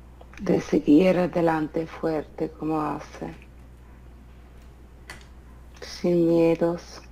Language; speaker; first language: Spanish; non-native, fluent; Italian